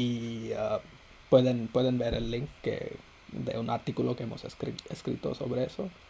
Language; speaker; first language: Spanish; non-native, fluent; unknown